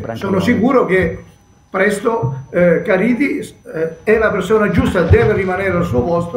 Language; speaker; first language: Italian; native; Italian